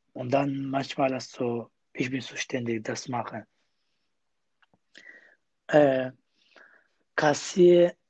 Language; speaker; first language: German; non-native, learner; Kurdish